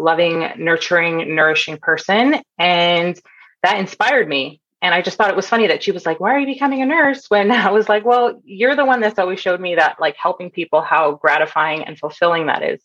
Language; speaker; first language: English; native; English